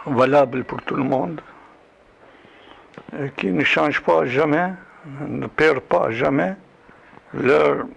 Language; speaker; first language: French; non-native, fluent; Albanian